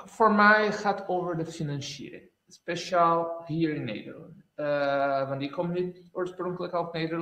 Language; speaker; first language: Dutch; non-native, fluent; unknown